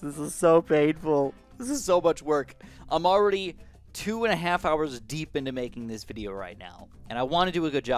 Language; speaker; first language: English; native; English